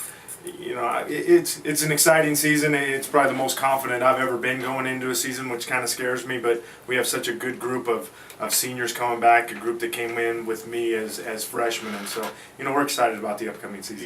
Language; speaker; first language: English; native; English